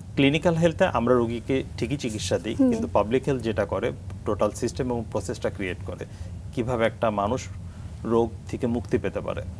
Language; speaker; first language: Bangla; early bilingual, heritage; Bangla